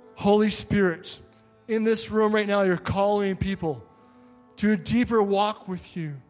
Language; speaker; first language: English; native; English